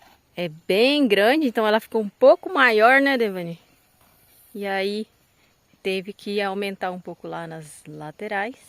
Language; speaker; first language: Portuguese; native; Portuguese